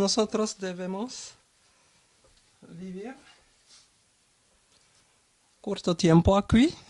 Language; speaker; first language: Spanish; non-native, learner; German